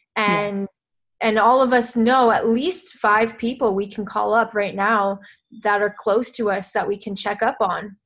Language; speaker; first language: English; native; English